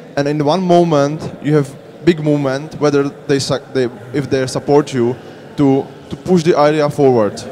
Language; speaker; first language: English; non-native, fluent; Czech